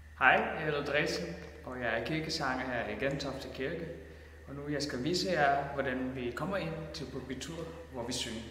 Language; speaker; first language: Danish; non-native, fluent; Filipino